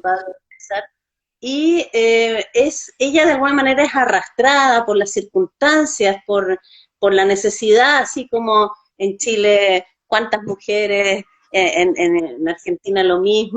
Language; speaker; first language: Spanish; native; Spanish